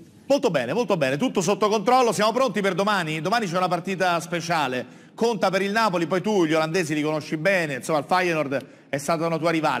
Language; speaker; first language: Italian; native; Italian